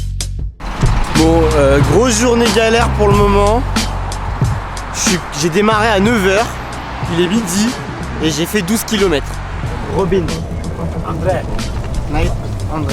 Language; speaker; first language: French; native; French